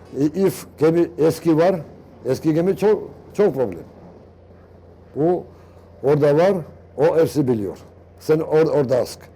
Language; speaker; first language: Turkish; non-native, learner; Georgian